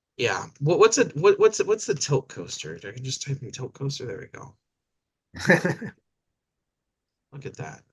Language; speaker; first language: English; native; English